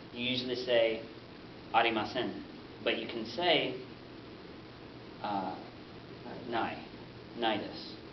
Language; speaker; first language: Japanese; non-native, fluent; English